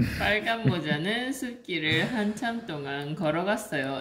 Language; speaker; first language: Korean; native; Korean